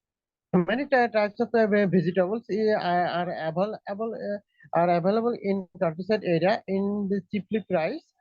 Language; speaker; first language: English; non-native, learner; Bangla